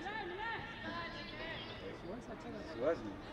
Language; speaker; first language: Hindi; non-native, local second language; Bangla